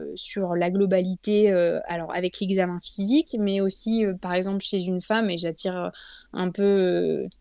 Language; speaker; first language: French; native; French